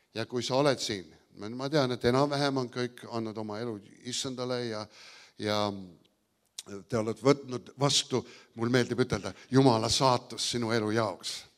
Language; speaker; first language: Estonian; early bilingual, heritage; Estonian